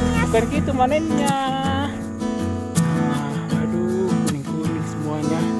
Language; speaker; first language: Indonesian; non-native, local second language; Batak Toba